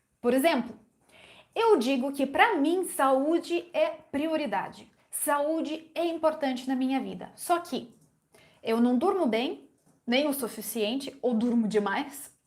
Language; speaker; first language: Portuguese; non-native, fluent; Ukrainian